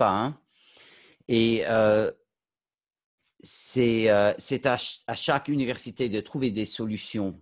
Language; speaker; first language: French; non-native, fluent; English